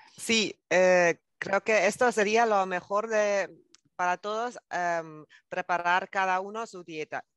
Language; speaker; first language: Spanish; non-native, fluent; German